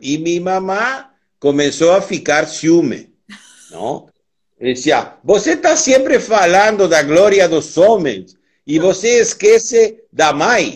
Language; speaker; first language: Portuguese; non-native, learner; Spanish